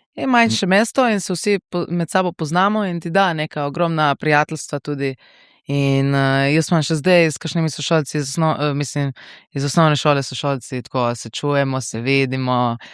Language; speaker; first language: Slovenian; native; Slovenian